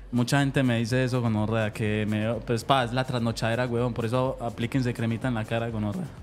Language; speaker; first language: Spanish; native; Spanish